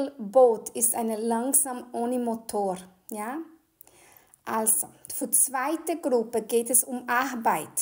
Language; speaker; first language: German; non-native, fluent; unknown